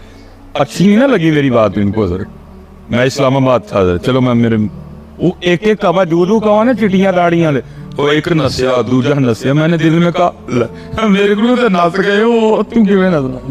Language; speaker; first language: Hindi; non-native, local second language; Punjabi